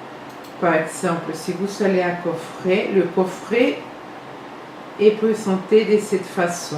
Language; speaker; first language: French; non-native, fluent; Spanish